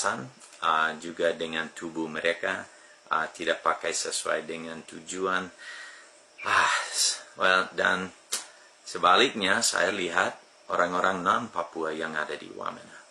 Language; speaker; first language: Indonesian; non-native, fluent; English